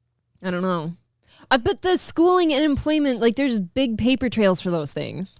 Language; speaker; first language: English; native; English